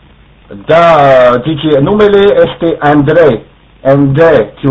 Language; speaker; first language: Romanian; non-native, learner; French